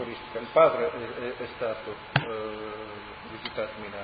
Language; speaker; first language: Italian; early bilingual, heritage; Italian